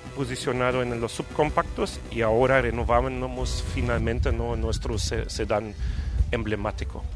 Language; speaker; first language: Spanish; non-native, fluent; German